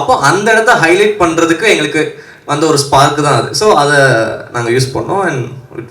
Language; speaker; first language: Tamil; native; Tamil